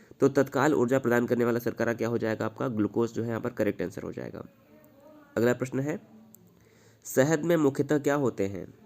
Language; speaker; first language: Hindi; native; Hindi